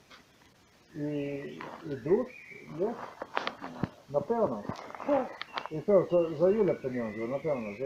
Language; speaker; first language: Polish; non-native, learner; Croatian